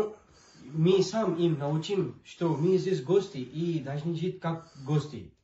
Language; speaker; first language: Russian; non-native, learner; Urdu